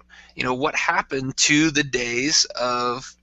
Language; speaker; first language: English; native; English